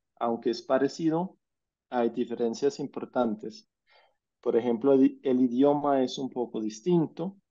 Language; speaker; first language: Spanish; non-native, fluent; Danish